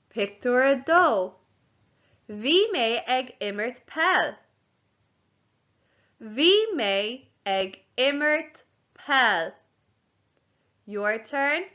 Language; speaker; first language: Irish; non-native, local second language; English